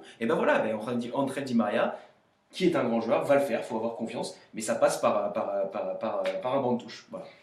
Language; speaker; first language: French; native; French